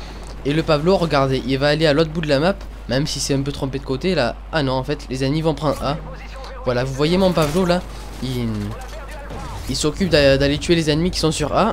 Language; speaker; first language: French; native; French